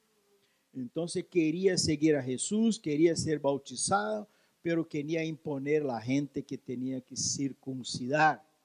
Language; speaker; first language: Spanish; non-native, learner; Portuguese